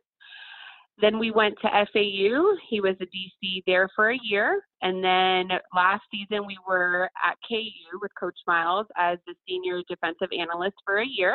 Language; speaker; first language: English; early bilingual, other home language; Spanish